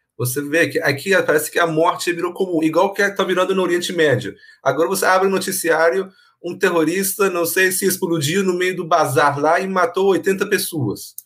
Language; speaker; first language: Portuguese; non-native, fluent; Persian